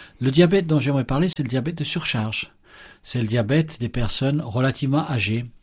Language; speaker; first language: French; native; French